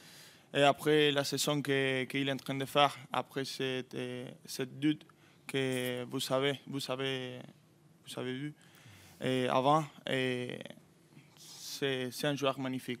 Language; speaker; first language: French; non-native, fluent; Spanish